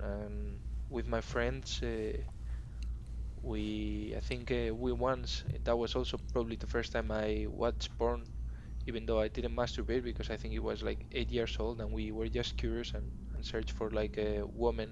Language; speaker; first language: English; non-native, fluent; Spanish